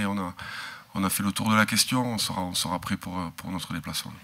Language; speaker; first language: French; native; French